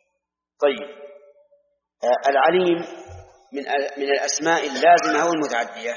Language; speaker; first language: Arabic; native; Arabic